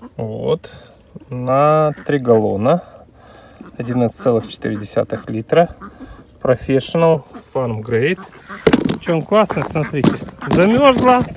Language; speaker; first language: Russian; native; Russian